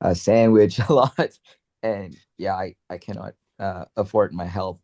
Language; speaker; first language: English; non-native, learner; Vietnamese